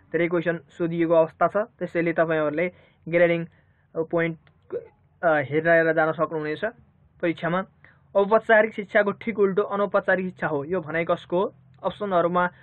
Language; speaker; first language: Nepali; native; Nepali